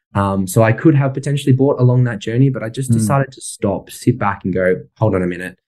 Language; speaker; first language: English; native; English